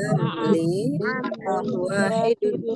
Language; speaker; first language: Arabic; non-native, learner; Indonesian